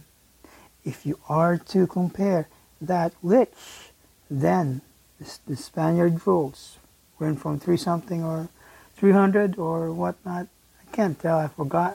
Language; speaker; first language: English; non-native, local second language; Filipino